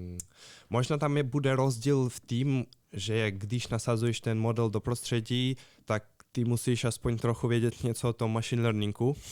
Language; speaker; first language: Czech; non-native, fluent; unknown